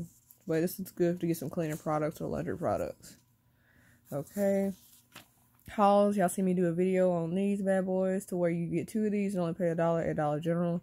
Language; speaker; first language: English; native; English